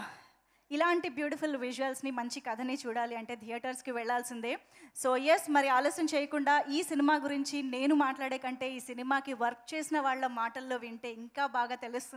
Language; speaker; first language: Telugu; native; Telugu